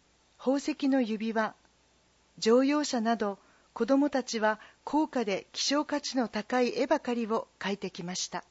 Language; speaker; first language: Japanese; non-native, fluent; Korean